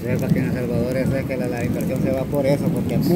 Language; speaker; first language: Spanish; native; Spanish